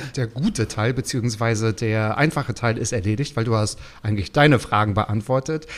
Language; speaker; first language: German; native; German